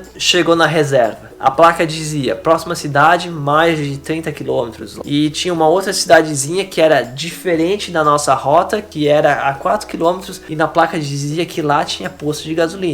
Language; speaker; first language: Portuguese; native; Portuguese